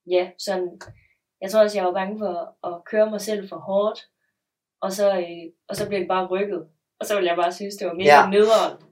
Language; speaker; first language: Danish; native; Danish